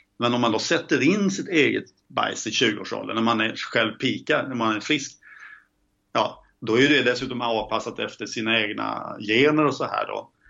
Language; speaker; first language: Swedish; native; Swedish